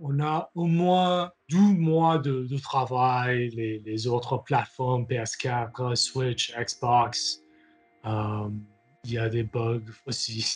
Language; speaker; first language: French; non-native, learner; English